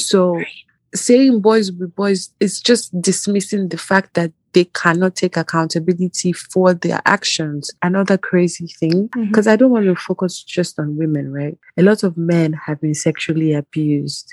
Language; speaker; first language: English; non-native, local second language; Igbo